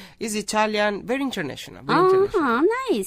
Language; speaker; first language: English; non-native, learner; Italian